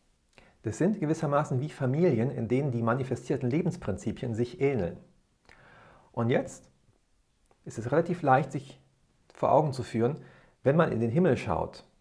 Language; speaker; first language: German; native; German